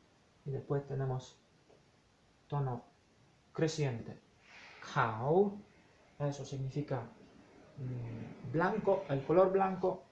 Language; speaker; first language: Spanish; non-native, fluent; Polish